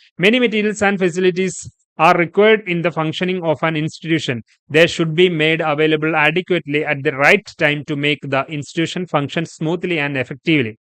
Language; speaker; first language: English; non-native, local second language; Malayalam